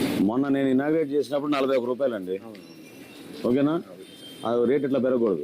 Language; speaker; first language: Telugu; native; Telugu